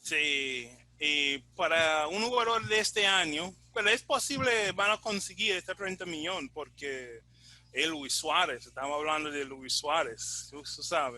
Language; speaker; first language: Spanish; non-native, fluent; English